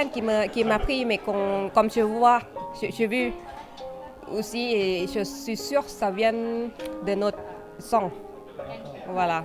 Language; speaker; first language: French; non-native, fluent; Thai